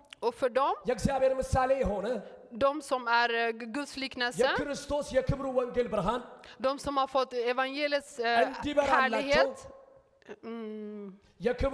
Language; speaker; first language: Swedish; non-native, fluent; Amharic